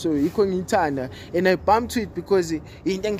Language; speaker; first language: English; non-native, local second language; North Ndebele